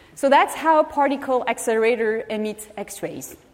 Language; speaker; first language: English; non-native, fluent; French